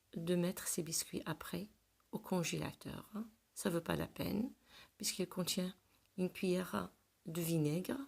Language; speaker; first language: French; non-native, local second language; Arabic